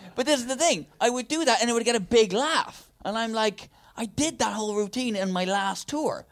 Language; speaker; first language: English; native; English